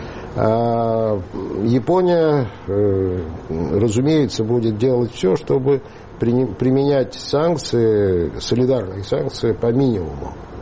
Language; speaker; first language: Russian; native; Russian